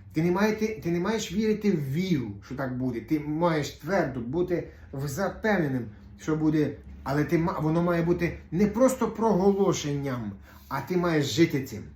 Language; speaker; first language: Ukrainian; non-native, local second language; Russian